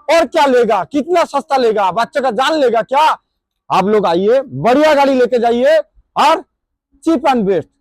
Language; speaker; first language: Hindi; non-native, local second language; Bangla